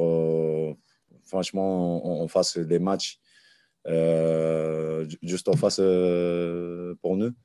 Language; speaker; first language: French; non-native, learner; Japanese